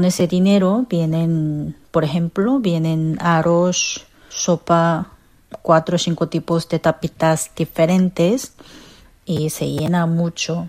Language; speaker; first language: Spanish; non-native, fluent; Korean